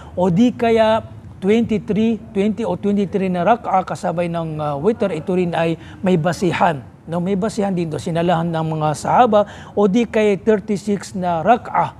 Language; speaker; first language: Filipino; non-native, local second language; Maranao